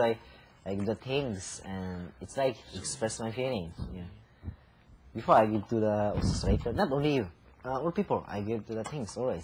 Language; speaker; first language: English; non-native, learner; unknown